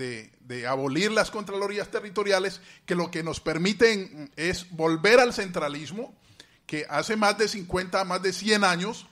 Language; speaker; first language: Spanish; native; Spanish